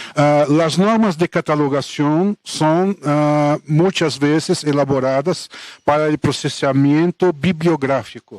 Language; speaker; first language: Spanish; non-native, fluent; Portuguese